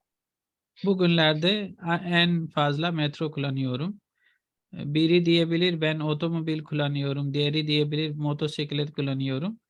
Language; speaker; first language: Turkish; non-native, fluent; Urdu